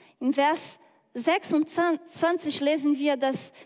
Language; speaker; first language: German; non-native, learner; Portuguese